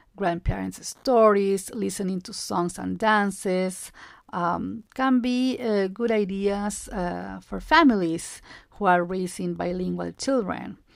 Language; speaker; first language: English; non-native, fluent; Spanish